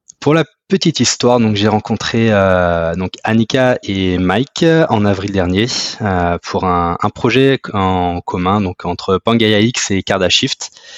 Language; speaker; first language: French; native; French